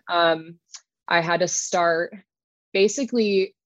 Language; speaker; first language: English; native; English